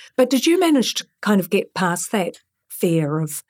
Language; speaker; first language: English; native; English